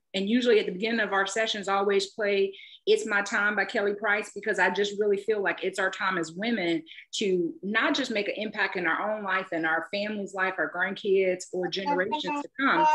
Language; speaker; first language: English; native; English